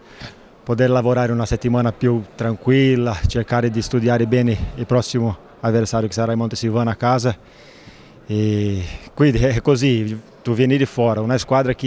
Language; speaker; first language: Italian; non-native, fluent; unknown